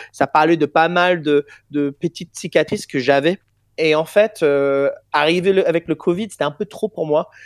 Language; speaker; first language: French; non-native, fluent; English